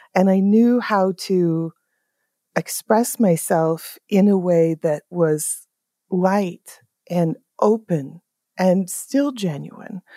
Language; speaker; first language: English; native; English